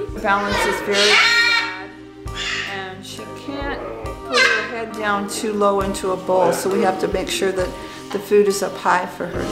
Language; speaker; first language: English; native; English